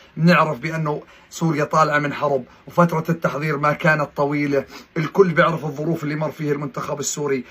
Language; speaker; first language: Arabic; native; Arabic